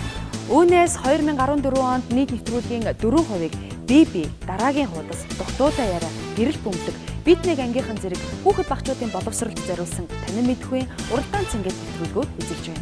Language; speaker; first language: Mongolian; native; Mongolian